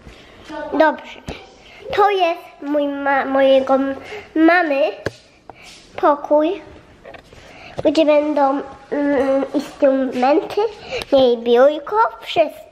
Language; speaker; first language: Polish; early bilingual, heritage; Polish